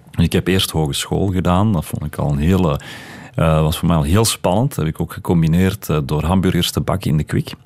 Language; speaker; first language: Dutch; early bilingual, other home language; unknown